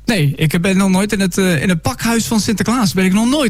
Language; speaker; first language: Dutch; native; Dutch